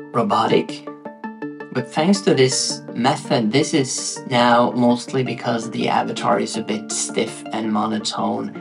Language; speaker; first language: English; non-native, fluent; Norwegian